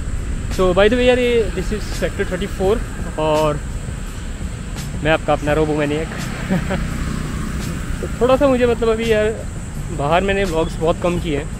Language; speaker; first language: Hindi; native; Hindi